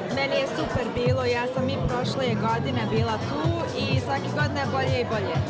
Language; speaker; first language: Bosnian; early bilingual, heritage; Bosnian